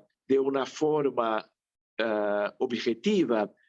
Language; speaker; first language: Spanish; non-native, fluent; Portuguese